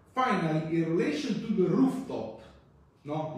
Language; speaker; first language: English; non-native, fluent; Italian